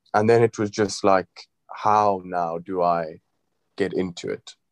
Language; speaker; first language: English; native; English